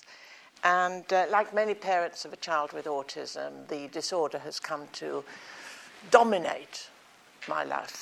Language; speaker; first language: English; native; English